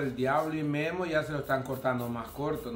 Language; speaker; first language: Spanish; native; Spanish